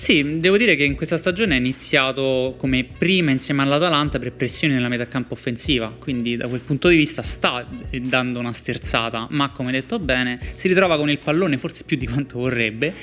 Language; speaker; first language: Italian; native; Italian